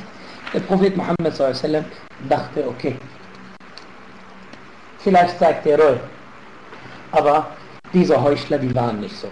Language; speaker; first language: German; non-native, fluent; Arabic